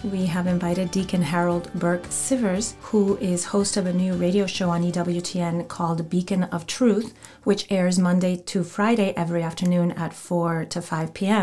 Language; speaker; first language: English; non-native, fluent; Spanish